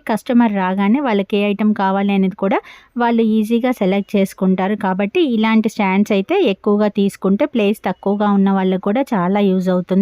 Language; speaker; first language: Telugu; native; Telugu